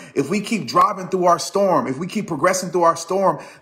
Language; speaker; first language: English; native; English